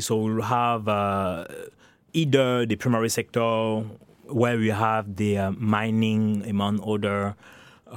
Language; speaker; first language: English; non-native, local second language; French